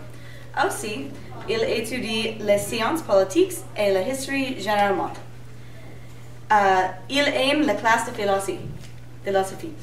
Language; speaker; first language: French; non-native, learner; English